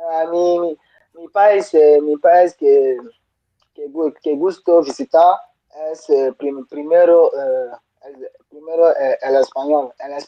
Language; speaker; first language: Spanish; non-native, learner; French